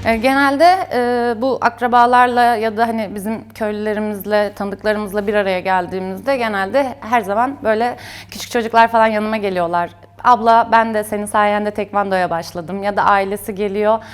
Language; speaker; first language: Turkish; native; Turkish